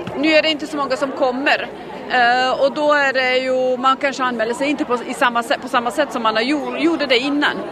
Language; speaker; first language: Swedish; non-native, fluent; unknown